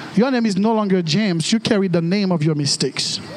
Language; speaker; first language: English; non-native, fluent; Haitian Creole